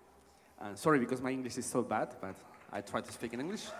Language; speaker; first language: English; non-native, learner; Spanish